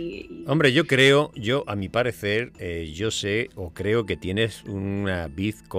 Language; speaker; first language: Spanish; native; Spanish